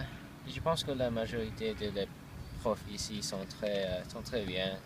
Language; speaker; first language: French; non-native, learner; English